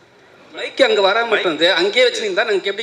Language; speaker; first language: Tamil; native; Tamil